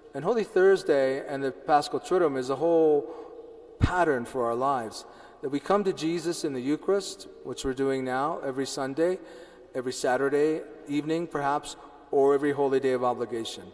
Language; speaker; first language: English; early bilingual, other home language; Spanish